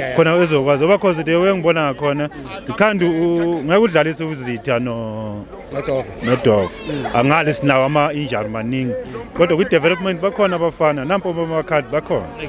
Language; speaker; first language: Zulu; native; Zulu